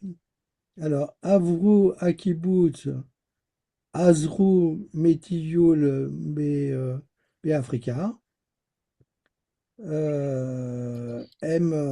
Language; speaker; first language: Hebrew; non-native, learner; French